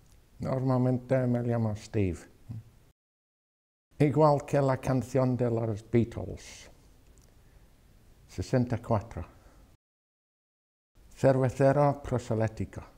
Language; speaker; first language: Spanish; non-native, fluent; English